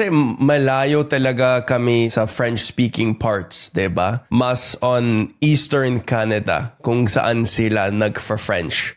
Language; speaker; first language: Filipino; non-native, fluent; English